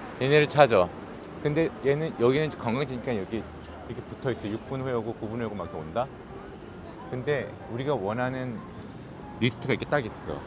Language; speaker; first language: Korean; native; Korean